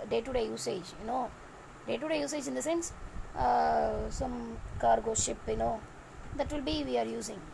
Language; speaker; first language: English; non-native, local second language; Tamil